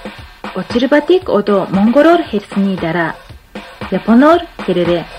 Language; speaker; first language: Mongolian; non-native, fluent; Japanese